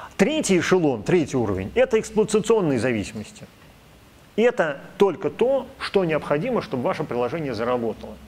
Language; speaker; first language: Russian; native; Russian